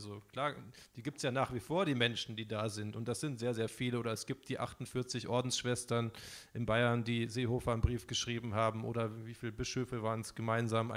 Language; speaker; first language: German; native; German